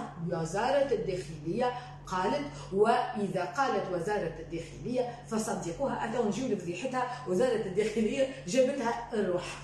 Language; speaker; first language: Arabic; native; Arabic